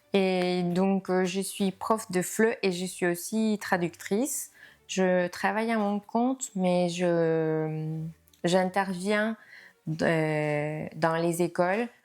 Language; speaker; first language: French; non-native, fluent; Spanish